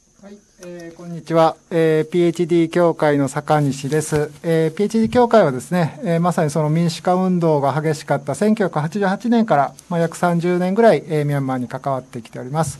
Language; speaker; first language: Japanese; native; Japanese